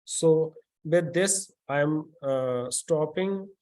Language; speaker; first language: English; non-native, local second language; Punjabi